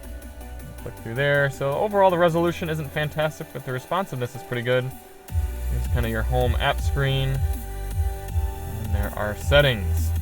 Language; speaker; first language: English; native; English